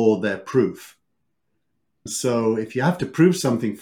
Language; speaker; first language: English; native; English